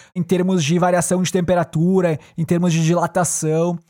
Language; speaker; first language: Portuguese; native; Portuguese